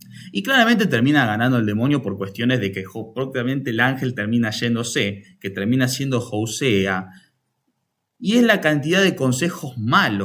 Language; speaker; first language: Spanish; native; Spanish